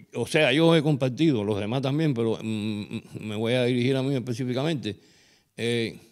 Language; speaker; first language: Spanish; native; Spanish